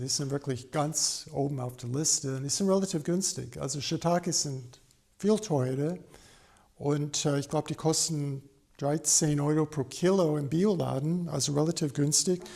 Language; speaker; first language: German; non-native, fluent; English